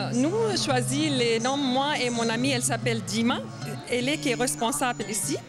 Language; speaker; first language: French; non-native, learner; Arabic